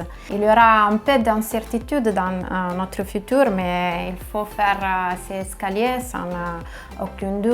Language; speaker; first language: French; non-native, fluent; Italian